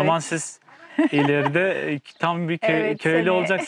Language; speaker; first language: Turkish; native; Turkish